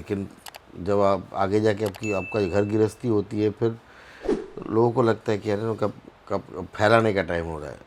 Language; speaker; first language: Hindi; non-native, local second language; Bangla